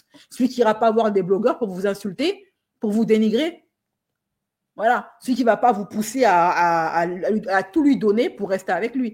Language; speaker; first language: French; native; French